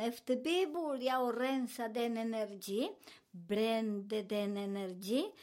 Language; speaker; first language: Swedish; non-native, learner; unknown